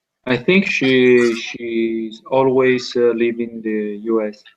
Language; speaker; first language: English; non-native, learner; Italian